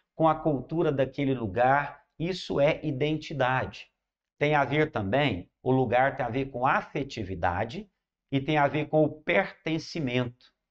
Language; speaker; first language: Portuguese; native; Portuguese